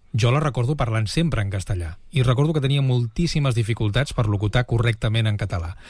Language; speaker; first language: Catalan; native; Catalan